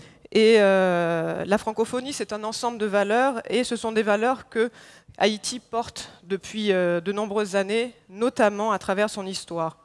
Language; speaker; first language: French; non-native, local second language; Haitian Creole